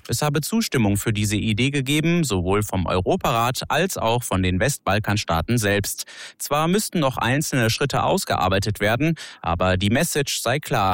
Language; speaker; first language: German; native; German